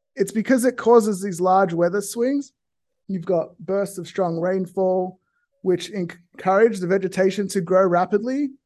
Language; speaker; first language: English; native; English